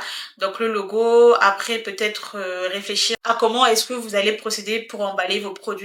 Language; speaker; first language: French; native; French